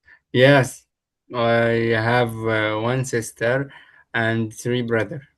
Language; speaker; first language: English; non-native, learner; Arabic